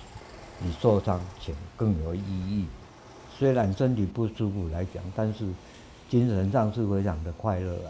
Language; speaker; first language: Chinese; non-native, local second language; Min Nan Chinese